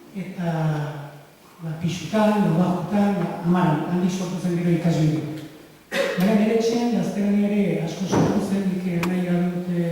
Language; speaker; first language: Basque; native; Basque